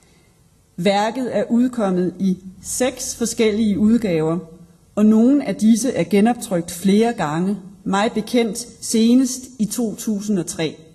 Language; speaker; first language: Danish; native; Danish